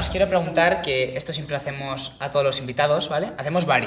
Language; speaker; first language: Spanish; native; Spanish